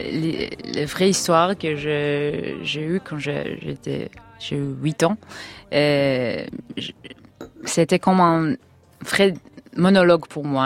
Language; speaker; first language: French; non-native, learner; Hebrew